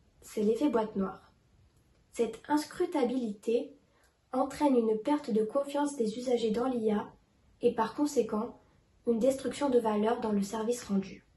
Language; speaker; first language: French; native; French